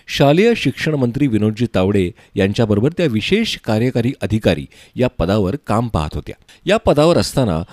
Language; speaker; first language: Marathi; native; Marathi